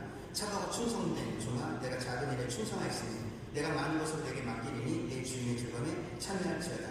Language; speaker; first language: Korean; native; Korean